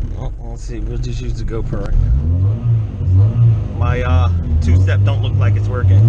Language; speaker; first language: English; native; English